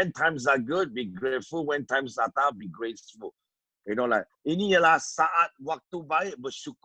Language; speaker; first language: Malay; non-native, local second language; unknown